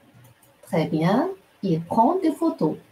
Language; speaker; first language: French; non-native, local second language; Arabic